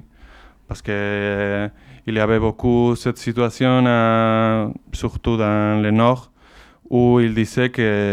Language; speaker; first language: French; non-native, learner; Basque